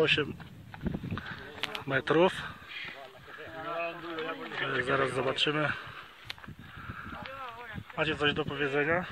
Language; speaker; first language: Polish; native; Polish